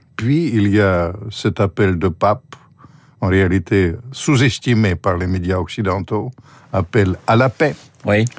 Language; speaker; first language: French; non-native, fluent; Ukrainian